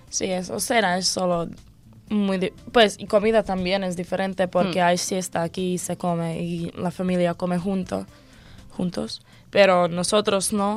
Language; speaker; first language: Spanish; non-native, learner; Croatian